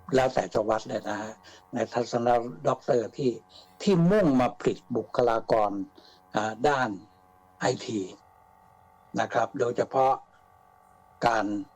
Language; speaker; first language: Thai; native; Thai